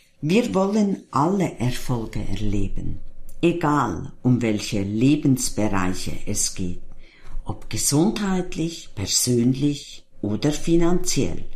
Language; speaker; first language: German; native; German